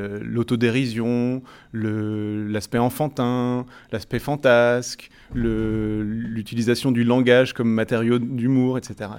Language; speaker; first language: French; native; French